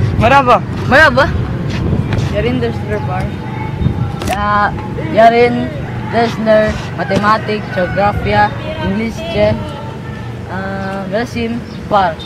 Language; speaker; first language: Turkish; non-native, learner; Filipino